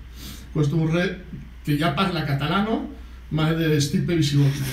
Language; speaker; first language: Italian; non-native, fluent; Catalan